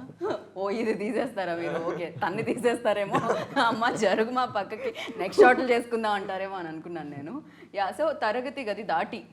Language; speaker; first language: Telugu; native; Telugu